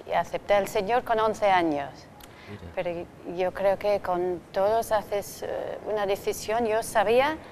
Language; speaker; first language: Spanish; non-native, fluent; English